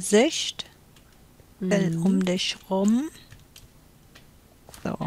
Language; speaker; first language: German; native; German